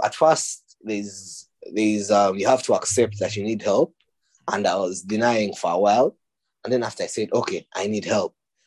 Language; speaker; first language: English; non-native, local second language; Ganda